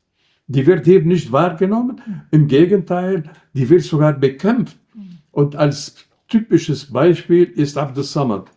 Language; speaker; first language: German; non-native, fluent; Arabic